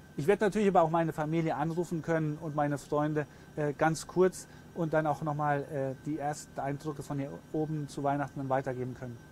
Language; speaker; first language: German; native; German